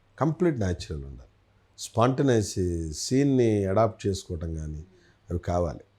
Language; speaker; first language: Telugu; native; Telugu